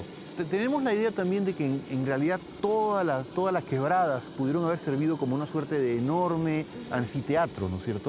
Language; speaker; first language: Spanish; native; Spanish